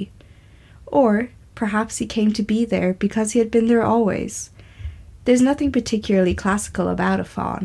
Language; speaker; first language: English; native; English